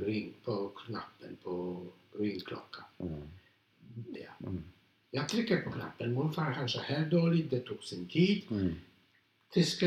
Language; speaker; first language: Swedish; non-native, fluent; Polish